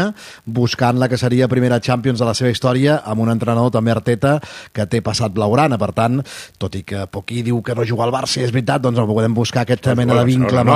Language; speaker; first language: Catalan; native; Catalan